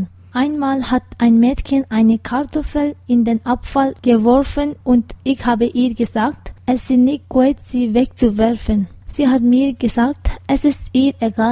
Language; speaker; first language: German; non-native, learner; Tibetan